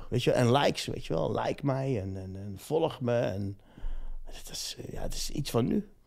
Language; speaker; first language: Dutch; early bilingual, other home language; Riffian